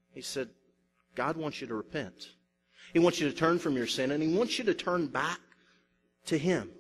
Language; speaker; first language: English; native; English